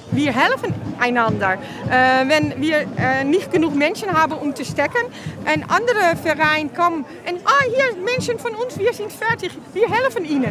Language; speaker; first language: German; non-native, learner; Dutch